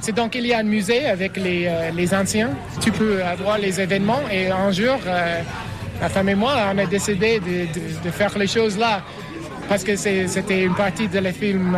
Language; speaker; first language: French; non-native, learner; English